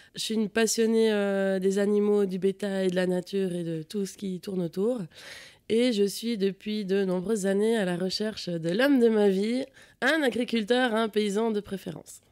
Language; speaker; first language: French; native; French